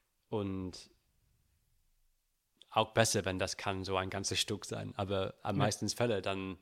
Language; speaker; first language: German; non-native, learner; English